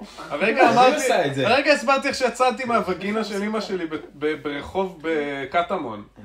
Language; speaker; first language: Hebrew; native; Hebrew